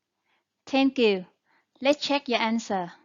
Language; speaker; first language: English; non-native, fluent; Vietnamese